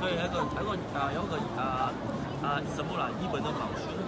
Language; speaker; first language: Chinese; non-native, fluent; Cantonese